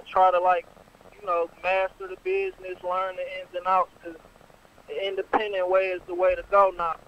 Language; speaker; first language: English; native; English